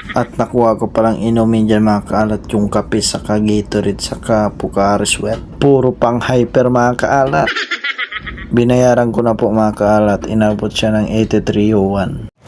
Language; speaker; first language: Filipino; native; Filipino